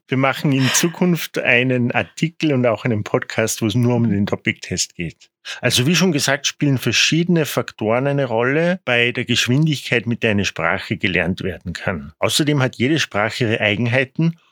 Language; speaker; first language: German; native; German